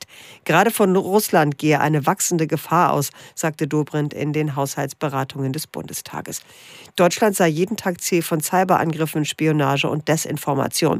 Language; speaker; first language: German; native; German